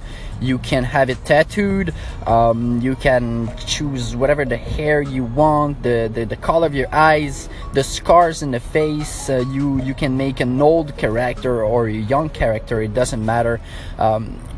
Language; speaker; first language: English; non-native, fluent; French